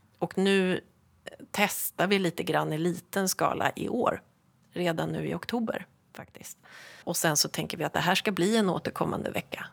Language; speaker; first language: Swedish; native; Swedish